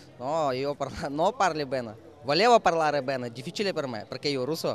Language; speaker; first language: Italian; non-native, learner; Russian